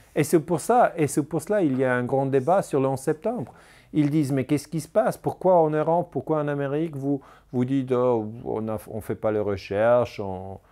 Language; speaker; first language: French; non-native, local second language; German